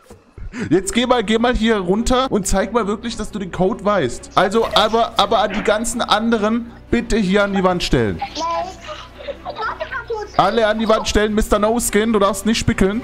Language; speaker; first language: German; native; German